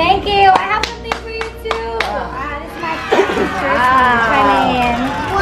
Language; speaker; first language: English; non-native, learner; Thai